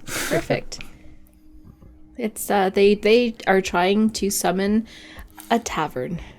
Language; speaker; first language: English; native; English